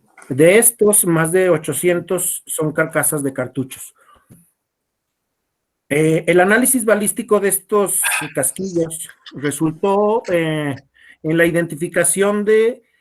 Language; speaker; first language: Spanish; native; Spanish